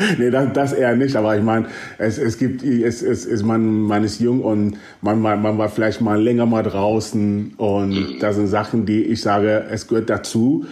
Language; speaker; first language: German; early bilingual, other home language; Akan